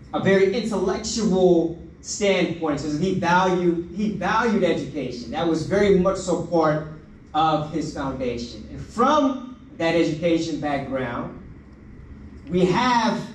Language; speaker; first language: English; native; English